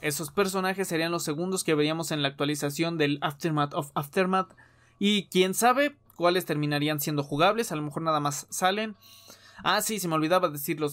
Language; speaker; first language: Spanish; native; Spanish